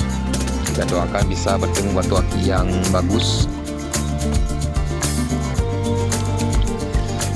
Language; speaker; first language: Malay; non-native, local second language; Achinese